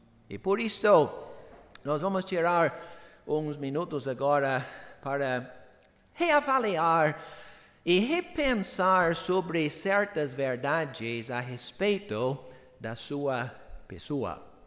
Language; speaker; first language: Portuguese; non-native, fluent; English